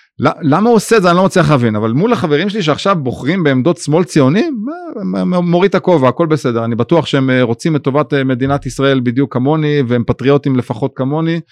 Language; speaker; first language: Hebrew; native; Hebrew